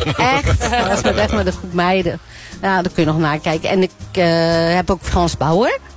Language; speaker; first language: Dutch; native; Dutch